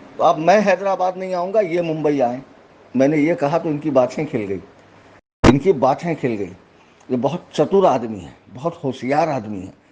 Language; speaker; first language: Urdu; native; Urdu